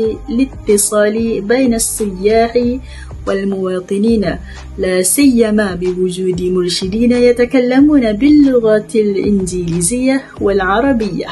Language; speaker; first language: Arabic; non-native, learner; Malay